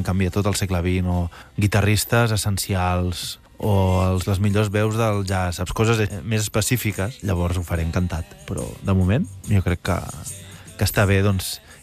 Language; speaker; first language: Catalan; native; Catalan